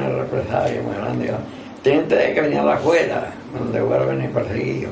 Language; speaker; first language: Spanish; native; Spanish